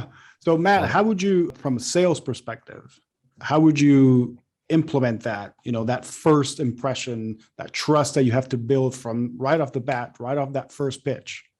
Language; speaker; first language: English; native; English